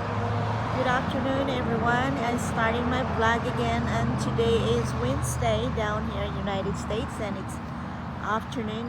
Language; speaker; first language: English; non-native, fluent; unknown